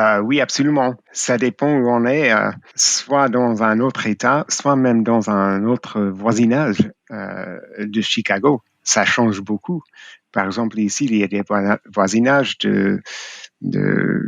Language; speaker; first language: French; non-native, fluent; English